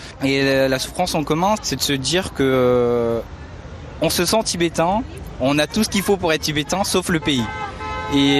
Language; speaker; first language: French; early bilingual, other home language; Tibetan